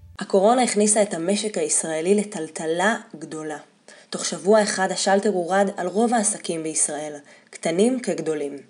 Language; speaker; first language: Hebrew; native; Hebrew